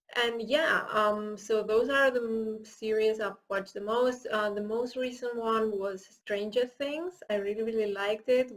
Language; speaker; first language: English; non-native, fluent; Catalan